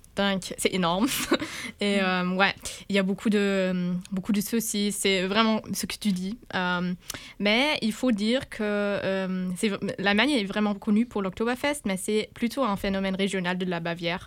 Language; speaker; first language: French; non-native, fluent; German